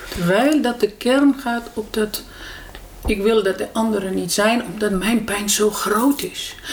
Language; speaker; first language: Dutch; non-native, fluent; Persian